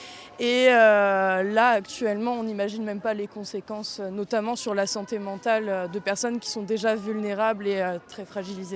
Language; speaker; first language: French; native; French